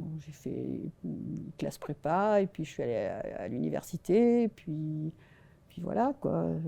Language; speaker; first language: French; early bilingual, other home language; Spanish